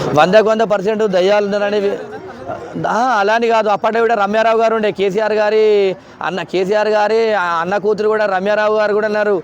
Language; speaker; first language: Telugu; native; Telugu